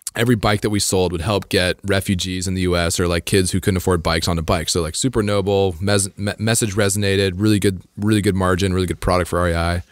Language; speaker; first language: English; native; English